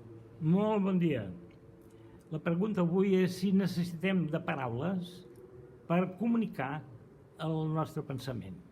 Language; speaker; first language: Catalan; non-native, fluent; Portuguese